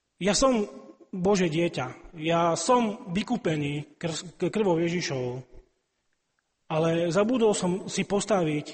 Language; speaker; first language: Slovak; native; Slovak